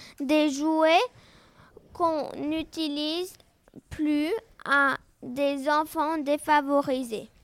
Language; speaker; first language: French; non-native, learner; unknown